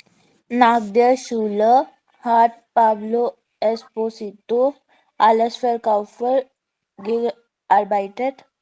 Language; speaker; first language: German; non-native, learner; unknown